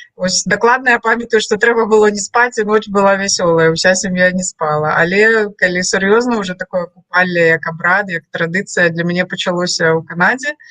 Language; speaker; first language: Belarusian; non-native, local second language; Russian